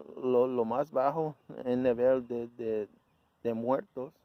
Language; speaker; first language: Spanish; early bilingual, heritage; Spanish